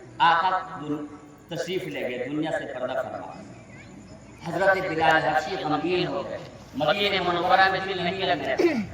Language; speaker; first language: Urdu; native; Urdu